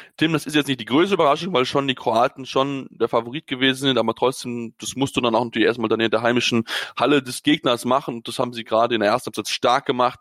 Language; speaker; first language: German; native; German